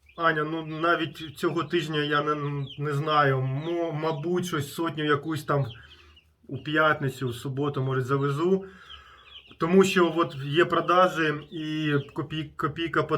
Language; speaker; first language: Ukrainian; non-native, local second language; Russian